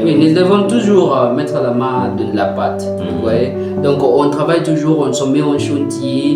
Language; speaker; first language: French; non-native, learner; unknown